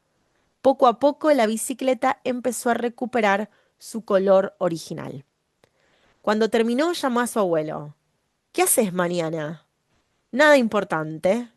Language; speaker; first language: Spanish; native; Spanish